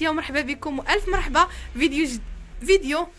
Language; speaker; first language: Arabic; native; Arabic